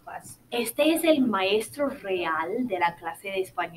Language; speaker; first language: Spanish; non-native, fluent; English